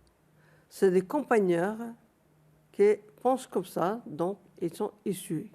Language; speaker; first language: French; non-native, fluent; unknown